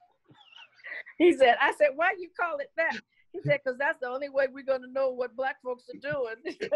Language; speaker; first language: English; native; English